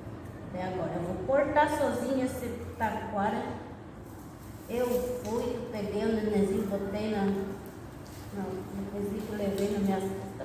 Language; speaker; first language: Portuguese; non-native, local second language; Guarani